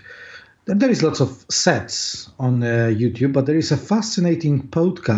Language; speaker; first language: English; non-native, fluent; Polish